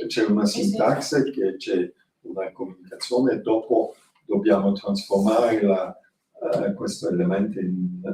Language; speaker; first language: Italian; non-native, learner; French